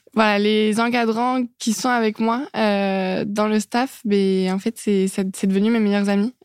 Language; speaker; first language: French; native; French